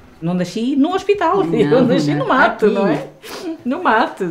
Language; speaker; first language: Portuguese; native; Portuguese